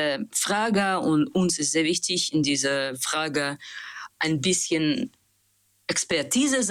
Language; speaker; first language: German; non-native, learner; Russian